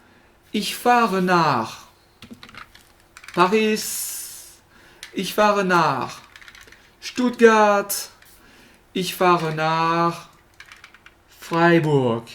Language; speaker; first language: German; non-native, fluent; French